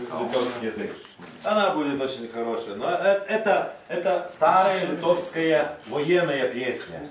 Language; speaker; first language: Russian; non-native, fluent; Lithuanian